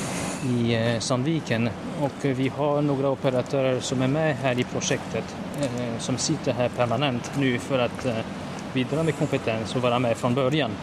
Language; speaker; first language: Swedish; non-native, fluent; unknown